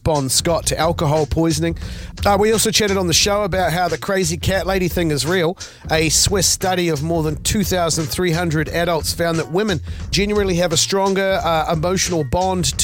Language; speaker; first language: English; native; English